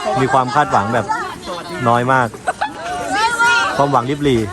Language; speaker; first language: Thai; native; Thai